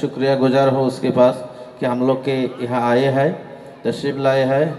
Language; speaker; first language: Hindi; non-native, local second language; Bangla